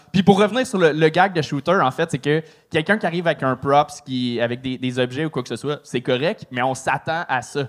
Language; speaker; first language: French; native; French